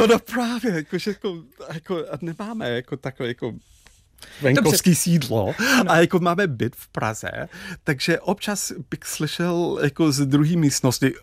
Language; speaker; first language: Czech; non-native, fluent; English